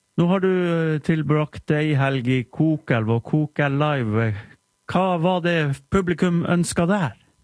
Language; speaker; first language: Norwegian; native; Norwegian